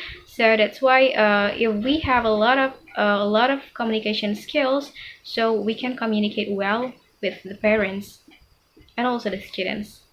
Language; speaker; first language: English; non-native, fluent; Indonesian